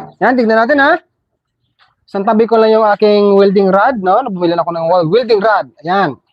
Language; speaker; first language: Filipino; non-native, local second language; Cebuano